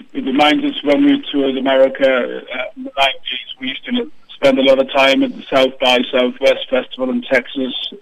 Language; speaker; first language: English; native; English